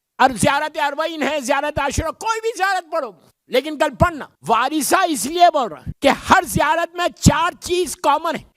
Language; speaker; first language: Urdu; native; Urdu